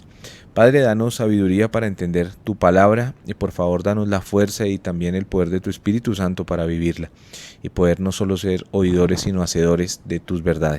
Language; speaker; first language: Spanish; native; Spanish